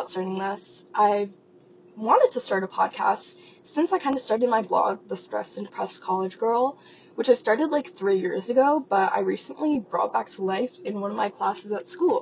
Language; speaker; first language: English; native; English